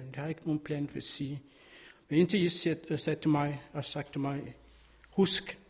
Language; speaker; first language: Danish; non-native, fluent; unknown